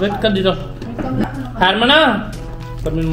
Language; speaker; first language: Filipino; non-native, learner; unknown